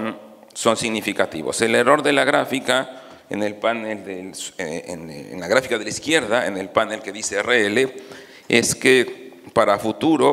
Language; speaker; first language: Spanish; native; Spanish